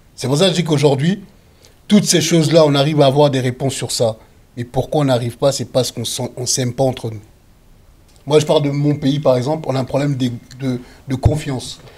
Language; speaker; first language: French; early bilingual, other home language; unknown